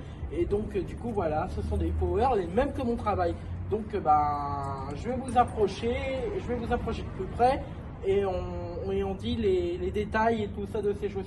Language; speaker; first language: French; native; French